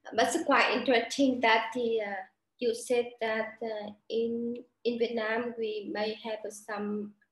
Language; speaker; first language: English; non-native, learner; Vietnamese